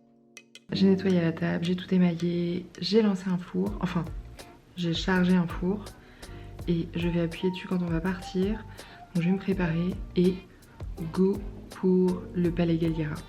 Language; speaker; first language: French; native; French